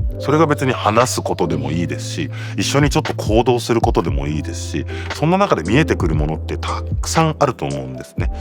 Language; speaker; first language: Japanese; native; Japanese